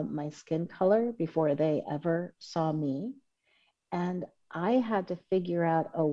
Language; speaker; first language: English; native; English